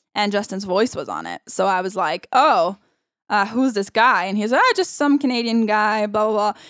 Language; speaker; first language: English; non-native, fluent; Italian